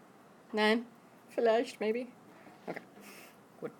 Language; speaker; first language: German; non-native, fluent; English